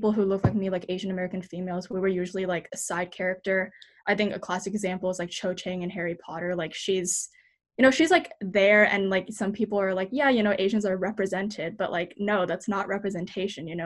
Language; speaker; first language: English; native; English